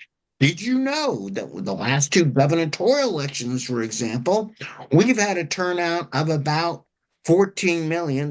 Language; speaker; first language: English; native; English